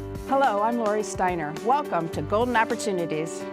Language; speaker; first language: English; native; English